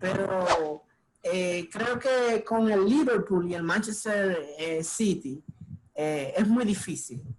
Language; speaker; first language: Spanish; native; Spanish